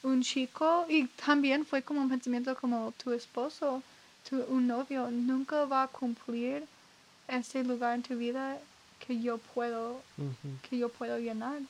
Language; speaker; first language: Spanish; non-native, learner; English